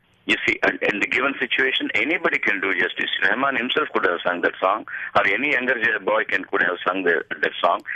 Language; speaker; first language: English; non-native, local second language; Telugu